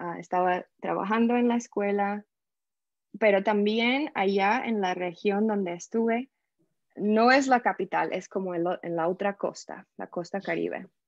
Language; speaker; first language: Spanish; non-native, fluent; English